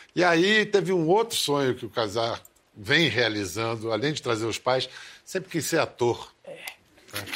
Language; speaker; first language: Portuguese; native; Portuguese